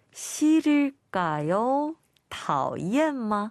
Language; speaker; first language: Korean; non-native, learner; Chinese